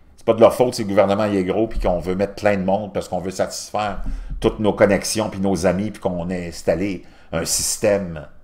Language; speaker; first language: French; native; French